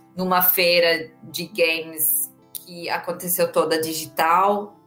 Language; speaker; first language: Portuguese; non-native, fluent; German